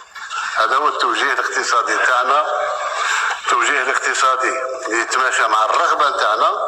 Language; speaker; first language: Arabic; native; Arabic